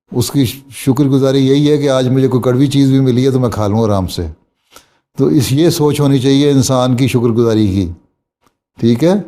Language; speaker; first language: Urdu; native; Urdu